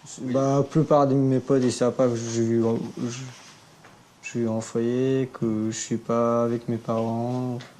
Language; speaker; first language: French; non-native, fluent; Persian